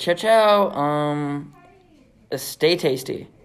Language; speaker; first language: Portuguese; non-native, learner; English